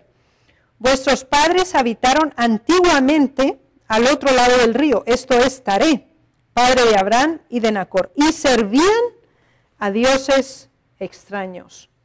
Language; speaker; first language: Spanish; native; Spanish